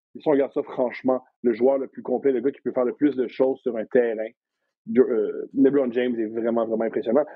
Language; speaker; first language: French; native; French